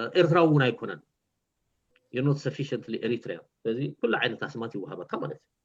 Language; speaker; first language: Tigrinya; native; Tigrinya